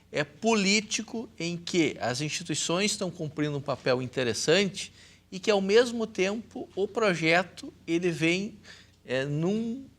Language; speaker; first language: Portuguese; native; Portuguese